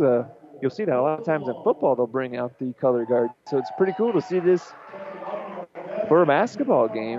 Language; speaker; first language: English; native; English